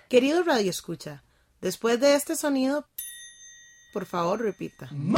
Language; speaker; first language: Spanish; native; Spanish